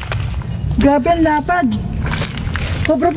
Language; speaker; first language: Filipino; native; Filipino